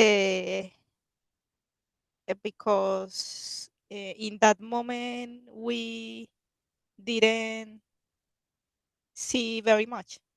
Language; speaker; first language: English; non-native, learner; Spanish